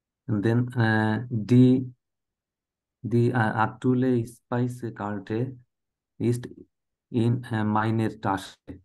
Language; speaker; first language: German; non-native, learner; Bangla